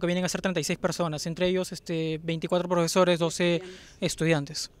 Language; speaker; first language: Spanish; native; Spanish